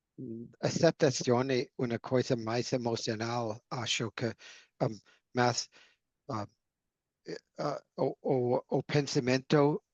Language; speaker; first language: Portuguese; non-native, learner; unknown